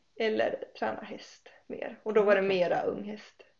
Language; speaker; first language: Swedish; native; Swedish